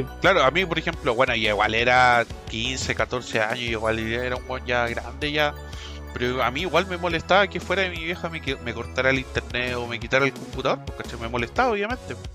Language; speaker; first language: Spanish; native; Spanish